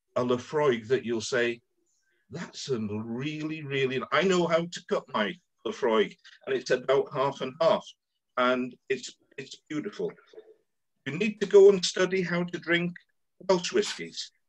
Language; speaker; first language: English; native; English